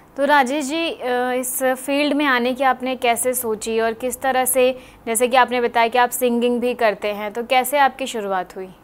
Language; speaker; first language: Hindi; native; Hindi